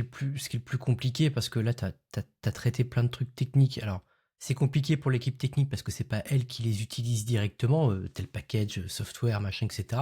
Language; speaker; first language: French; native; French